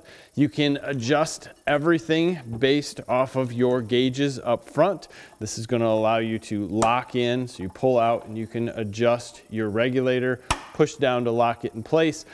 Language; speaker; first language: English; native; English